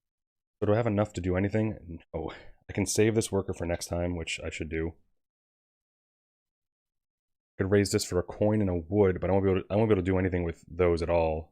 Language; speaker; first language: English; native; English